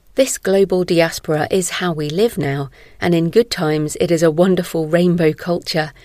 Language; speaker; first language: English; native; English